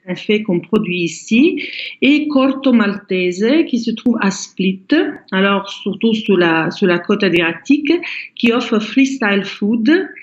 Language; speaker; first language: French; non-native, fluent; Croatian